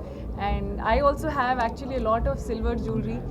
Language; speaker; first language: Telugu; non-native, learner; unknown